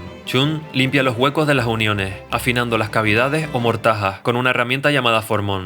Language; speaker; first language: Spanish; native; Spanish